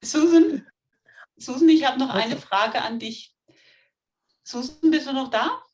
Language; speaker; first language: German; native; German